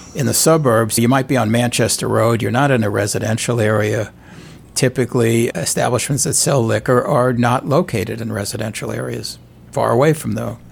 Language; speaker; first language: English; native; English